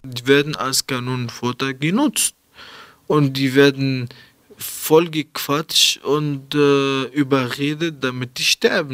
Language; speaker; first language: German; early bilingual, other home language; Arabic